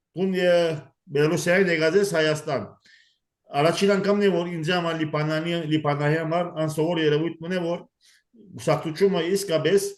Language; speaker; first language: Armenian; early bilingual, heritage; Armenian